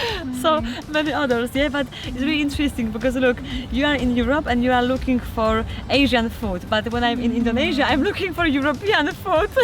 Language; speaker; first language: English; non-native, fluent; Polish